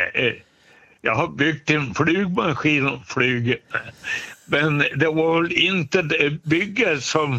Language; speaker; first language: Swedish; native; Swedish